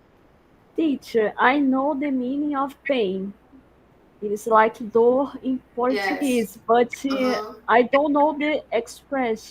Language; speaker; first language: English; non-native, learner; Portuguese